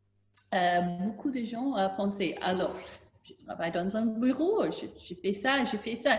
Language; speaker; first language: French; non-native, learner; English